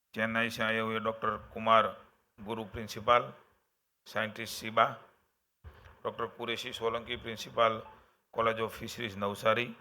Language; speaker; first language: Hindi; non-native, local second language; Gujarati